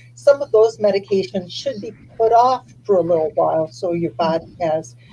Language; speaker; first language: English; early bilingual, other home language; Spanish